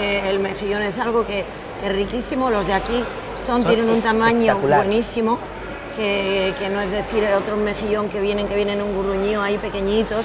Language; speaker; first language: Spanish; native; Spanish